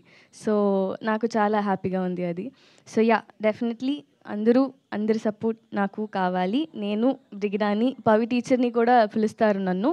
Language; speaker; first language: Telugu; non-native, learner; Tamil